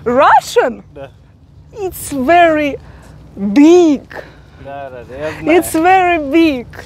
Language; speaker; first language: English; non-native, learner; Russian